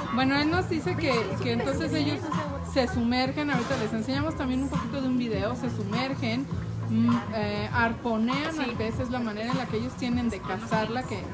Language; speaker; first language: Spanish; native; Spanish